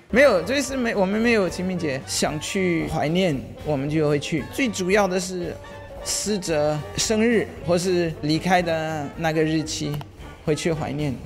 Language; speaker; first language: Chinese; non-native, fluent; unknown